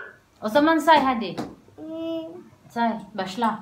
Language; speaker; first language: Turkish; non-native, learner; Filipino